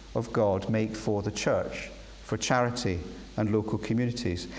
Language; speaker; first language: English; native; English